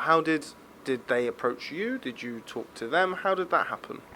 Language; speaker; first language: English; native; English